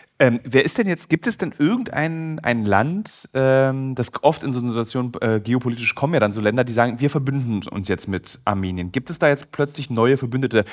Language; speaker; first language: German; native; German